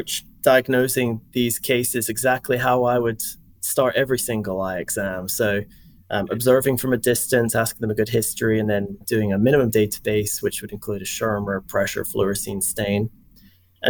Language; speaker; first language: English; native; English